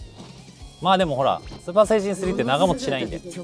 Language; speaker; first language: Japanese; native; Japanese